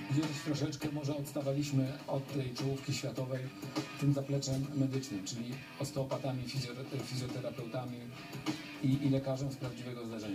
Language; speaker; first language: Polish; native; Polish